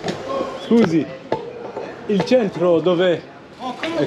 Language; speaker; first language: Italian; non-native, learner; French